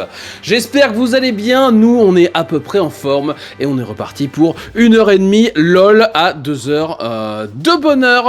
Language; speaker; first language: French; native; French